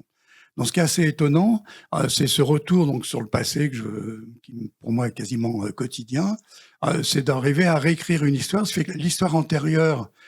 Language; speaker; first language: French; native; French